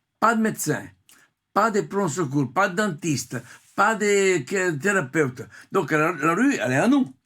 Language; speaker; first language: French; non-native, fluent; Italian